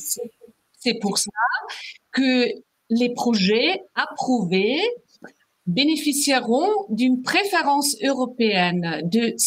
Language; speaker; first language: French; non-native, fluent; German